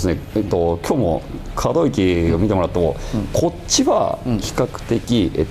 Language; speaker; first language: Japanese; native; Japanese